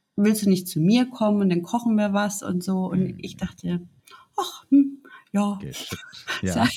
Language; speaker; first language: German; native; German